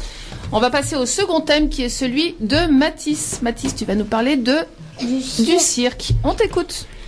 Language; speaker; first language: French; native; French